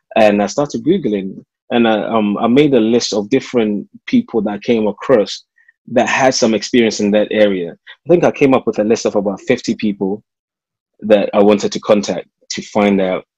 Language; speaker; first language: English; native; English